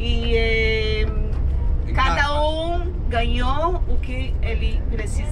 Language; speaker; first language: Portuguese; non-native, learner; Hebrew